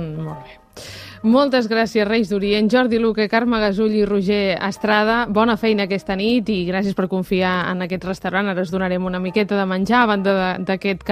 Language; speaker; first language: Catalan; native; Catalan